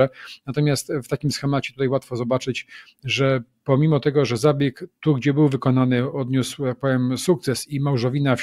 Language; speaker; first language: Polish; native; Polish